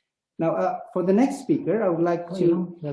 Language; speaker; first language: English; non-native, fluent; Indonesian